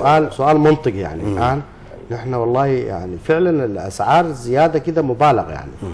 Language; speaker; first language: Arabic; native; Arabic